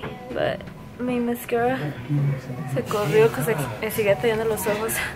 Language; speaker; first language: Spanish; early bilingual, heritage; Spanish